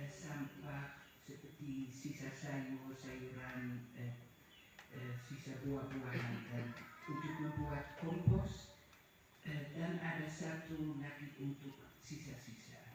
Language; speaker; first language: Indonesian; non-native, fluent; Dutch